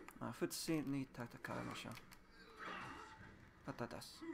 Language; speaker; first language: Japanese; non-native, learner; English